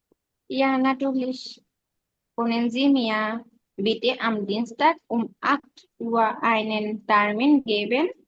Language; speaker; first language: German; non-native, learner; Bangla